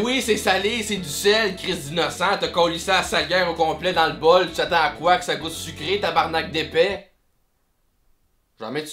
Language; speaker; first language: French; native; French